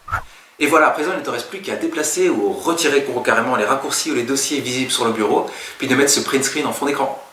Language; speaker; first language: French; native; French